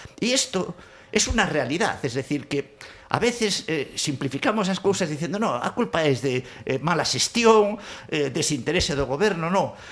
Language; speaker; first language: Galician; non-native, local second language; Spanish